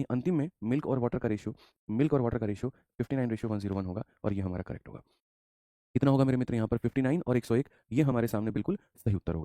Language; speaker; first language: Hindi; native; Hindi